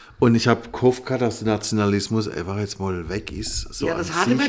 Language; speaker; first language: German; native; German